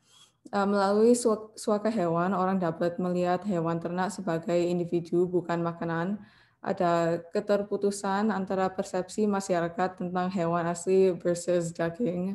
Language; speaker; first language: Indonesian; non-native, learner; English